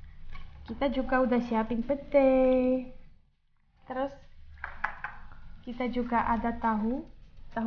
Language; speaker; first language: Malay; non-native, fluent; Russian